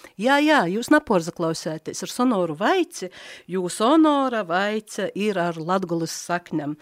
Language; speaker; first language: Latvian; native; Latvian